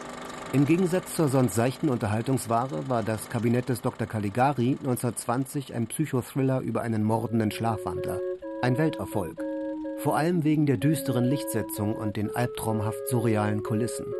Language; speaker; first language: German; native; German